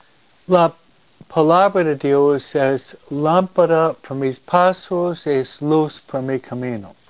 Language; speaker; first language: Spanish; non-native, fluent; English